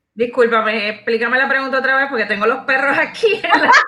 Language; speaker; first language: Spanish; native; Spanish